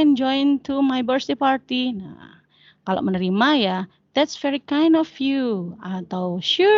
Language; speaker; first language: English; non-native, learner; Indonesian